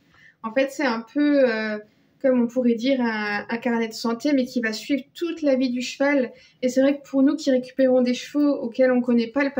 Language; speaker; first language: French; native; French